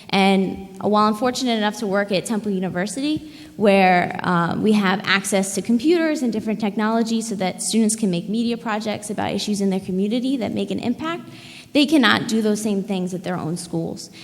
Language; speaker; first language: English; native; English